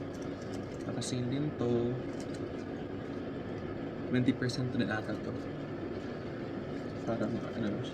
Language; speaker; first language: Filipino; native; Filipino